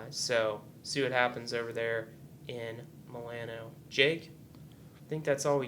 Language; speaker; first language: English; native; English